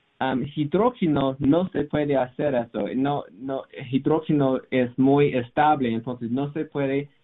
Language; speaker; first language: Spanish; non-native, learner; English